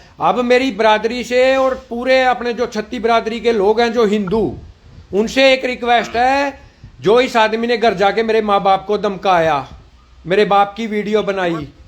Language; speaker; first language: Hindi; native; Hindi